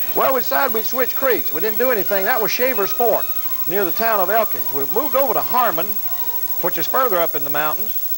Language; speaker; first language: English; native; English